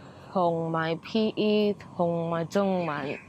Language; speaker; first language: Cantonese; early bilingual, other home language; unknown